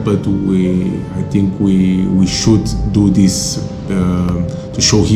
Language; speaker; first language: English; non-native, local second language; Kabuverdianu